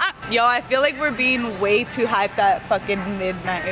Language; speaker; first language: English; early bilingual, other home language; Spanish